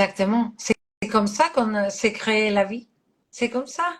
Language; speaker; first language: French; non-native, fluent; Catalan